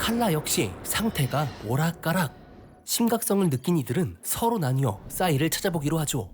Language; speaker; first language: Korean; native; Korean